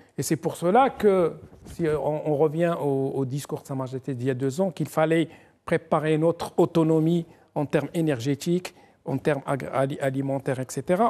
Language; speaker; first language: French; non-native, local second language; Arabic